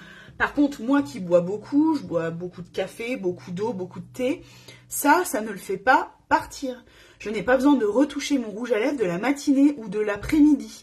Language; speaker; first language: French; native; French